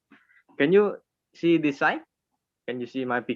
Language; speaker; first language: English; non-native, learner; Indonesian